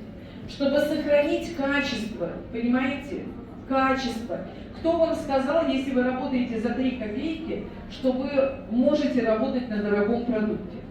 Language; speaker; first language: Russian; native; Russian